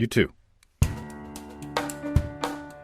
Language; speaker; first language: English; native; English